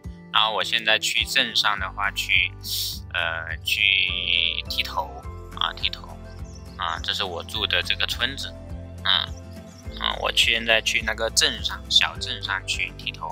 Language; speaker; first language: Chinese; native; Chinese